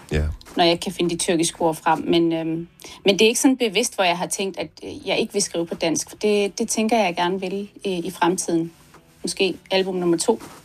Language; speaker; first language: Danish; early bilingual, other home language; Turkish